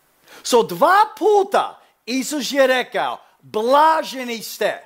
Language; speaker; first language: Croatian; early bilingual, heritage; Croatian